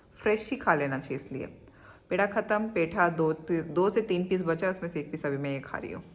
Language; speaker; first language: Hindi; non-native, local second language; Kannada